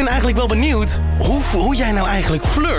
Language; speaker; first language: Dutch; native; Dutch